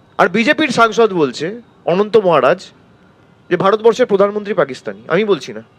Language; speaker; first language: Bangla; native; Bangla